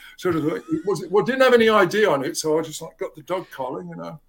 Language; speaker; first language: English; native; English